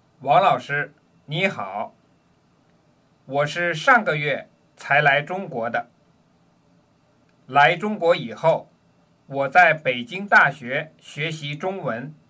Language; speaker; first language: Chinese; non-native, learner; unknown